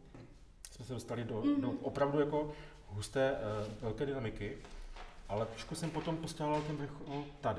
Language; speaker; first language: Czech; native; Czech